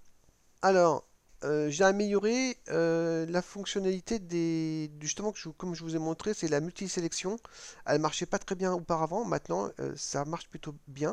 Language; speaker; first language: French; native; French